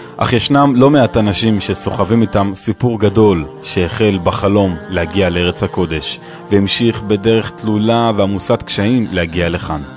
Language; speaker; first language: Hebrew; native; Hebrew